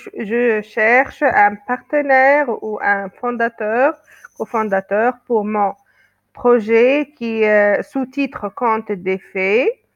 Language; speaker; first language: French; non-native, local second language; Arabic